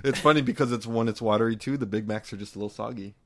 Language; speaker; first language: English; native; English